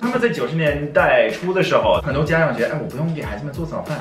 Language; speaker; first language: Chinese; non-native, fluent; English